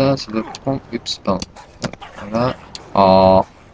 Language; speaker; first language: French; native; French